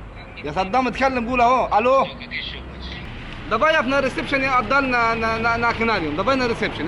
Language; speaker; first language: Russian; non-native, learner; Arabic